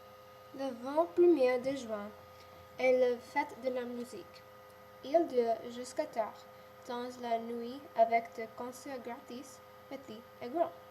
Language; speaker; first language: French; non-native, learner; English